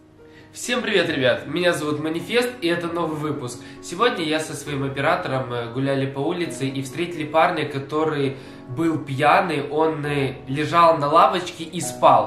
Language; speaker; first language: Russian; native; Russian